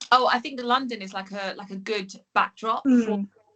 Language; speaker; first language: English; native; English